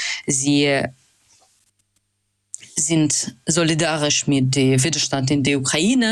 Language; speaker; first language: German; non-native, fluent; Russian